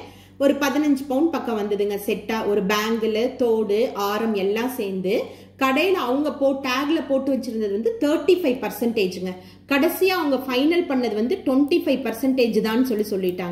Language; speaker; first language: Tamil; native; Tamil